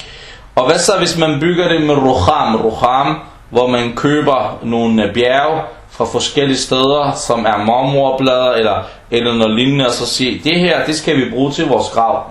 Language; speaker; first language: Danish; non-native, fluent; Arabic